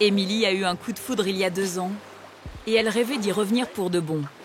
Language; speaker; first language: French; native; French